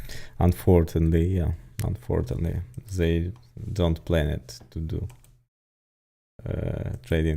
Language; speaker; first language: English; non-native, learner; Ukrainian